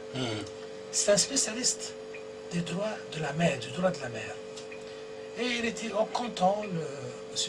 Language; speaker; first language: French; non-native, local second language; Arabic